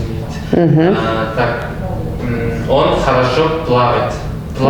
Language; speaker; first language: Russian; non-native, local second language; Kazakh